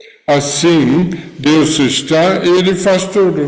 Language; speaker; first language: Portuguese; non-native, fluent; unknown